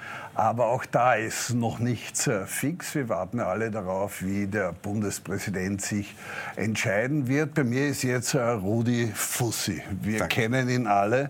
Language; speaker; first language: German; native; German